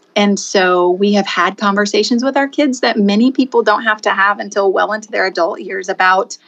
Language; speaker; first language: English; native; English